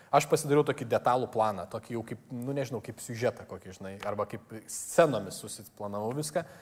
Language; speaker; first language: Lithuanian; native; Lithuanian